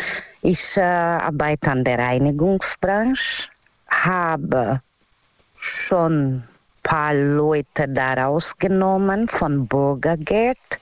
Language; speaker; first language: German; non-native, learner; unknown